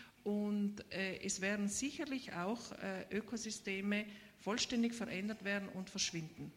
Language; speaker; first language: German; native; German